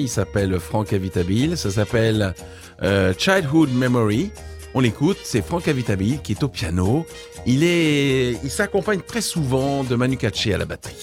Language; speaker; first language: French; native; French